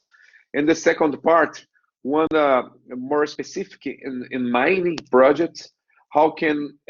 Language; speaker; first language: English; non-native, learner; Portuguese